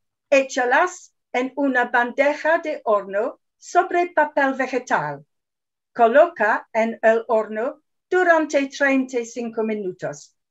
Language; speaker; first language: Spanish; non-native, fluent; English